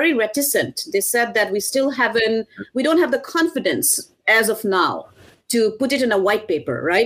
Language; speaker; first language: English; non-native, local second language; Assamese